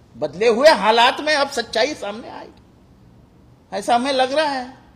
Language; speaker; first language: Hindi; non-native, local second language; Marathi